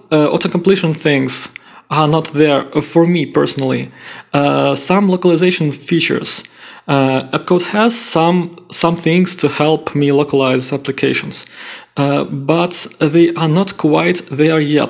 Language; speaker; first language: English; non-native, fluent; Russian